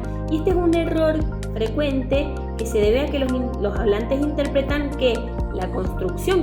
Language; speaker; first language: Spanish; native; Spanish